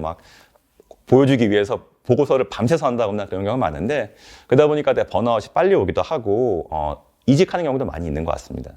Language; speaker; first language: Korean; native; Korean